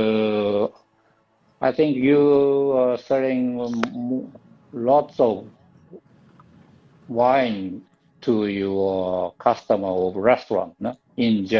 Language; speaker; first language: English; non-native, learner; Japanese